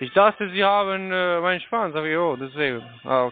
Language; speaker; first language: German; non-native, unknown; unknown